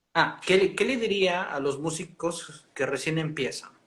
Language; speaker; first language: Spanish; native; Spanish